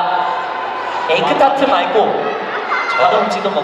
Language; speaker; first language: Korean; non-native, learner; Cantonese